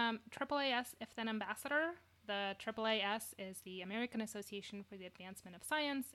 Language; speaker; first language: English; non-native, fluent; Romanian